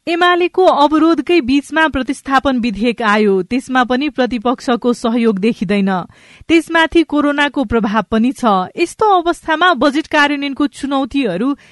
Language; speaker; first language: Nepali; non-native, local second language; Maithili